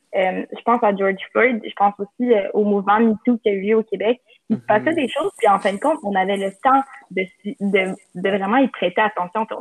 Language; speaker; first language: French; native; French